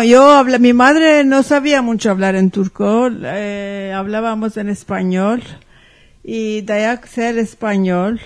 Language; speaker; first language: Spanish; early bilingual, heritage; Ladino